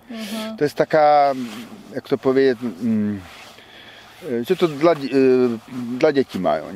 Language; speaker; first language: Polish; non-native, learner; Czech